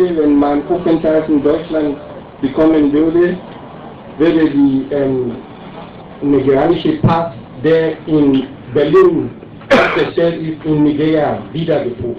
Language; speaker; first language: German; non-native, learner; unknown